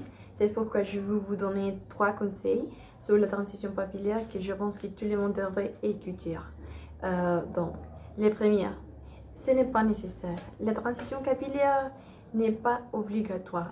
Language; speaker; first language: French; non-native, learner; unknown